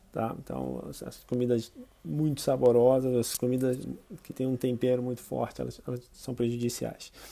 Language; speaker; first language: Portuguese; native; Portuguese